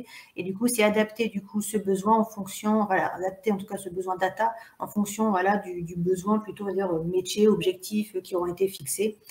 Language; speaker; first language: French; native; French